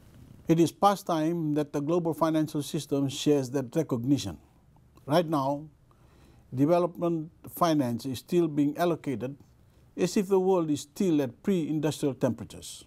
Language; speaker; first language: English; non-native, local second language; Fijian